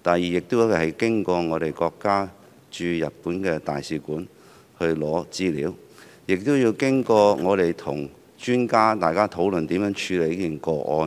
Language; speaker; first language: Chinese; non-native, local second language; Cantonese